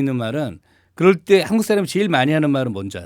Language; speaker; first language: Korean; native; Korean